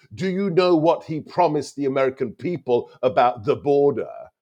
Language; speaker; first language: English; non-native, local second language; Hungarian